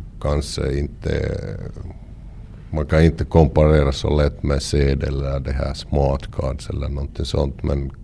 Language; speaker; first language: Swedish; non-native, local second language; Finnish